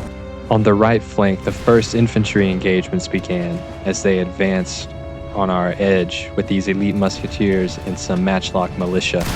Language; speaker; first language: English; native; English